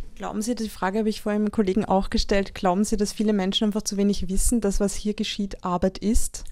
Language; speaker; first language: German; native; German